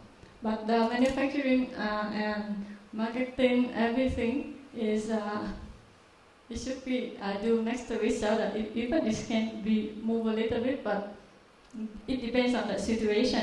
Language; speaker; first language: English; non-native, learner; Vietnamese